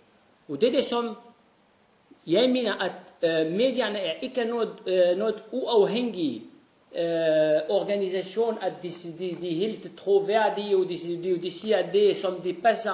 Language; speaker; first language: Danish; non-native, fluent; Arabic